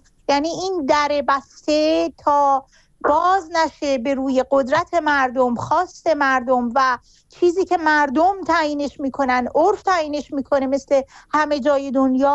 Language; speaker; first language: Persian; native; Persian